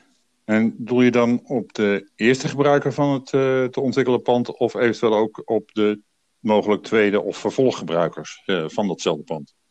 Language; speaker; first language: Dutch; native; Dutch